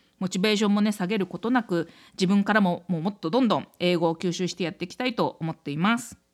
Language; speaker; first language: Japanese; native; Japanese